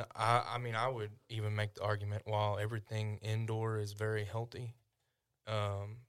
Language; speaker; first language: English; native; English